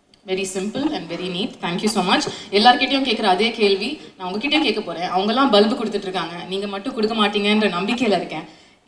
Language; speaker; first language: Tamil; native; Tamil